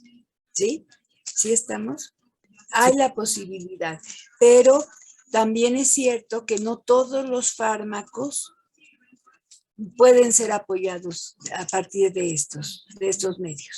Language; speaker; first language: Spanish; native; Spanish